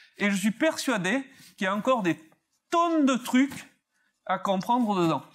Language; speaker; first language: French; native; French